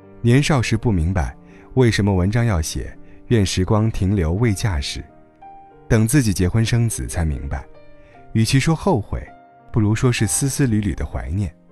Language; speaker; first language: Chinese; native; Chinese